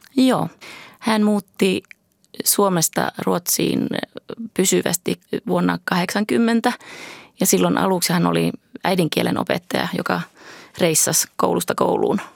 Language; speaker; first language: Finnish; early bilingual, heritage; Finnish